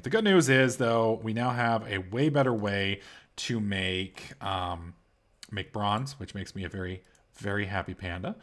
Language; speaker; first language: English; native; English